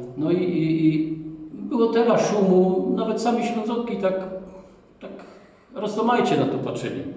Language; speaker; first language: Polish; native; Polish